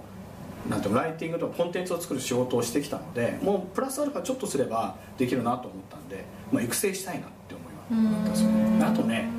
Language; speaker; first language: Japanese; native; Japanese